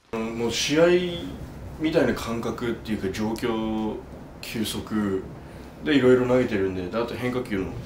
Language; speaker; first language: Japanese; early bilingual, other home language; English